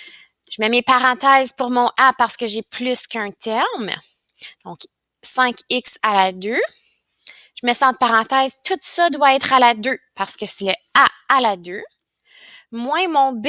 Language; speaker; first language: French; native; French